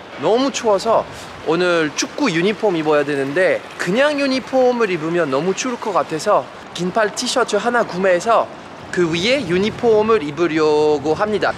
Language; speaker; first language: Korean; non-native, fluent; French